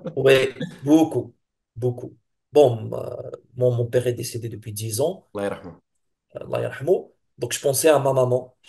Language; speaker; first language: French; non-native, local second language; Arabic